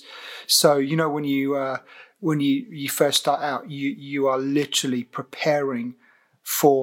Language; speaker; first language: English; native; English